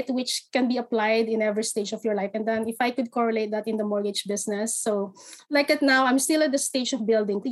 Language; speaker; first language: English; non-native, local second language; Filipino